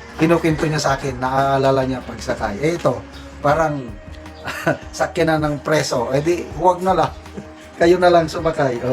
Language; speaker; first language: Filipino; non-native, local second language; Cebuano